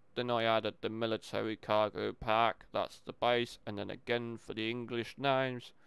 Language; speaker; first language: English; native; English